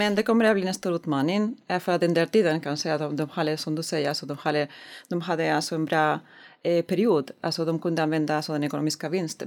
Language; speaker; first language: Swedish; non-native, learner; Spanish